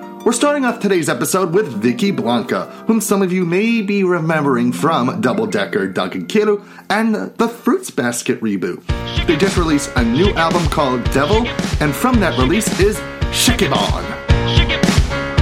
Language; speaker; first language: English; native; English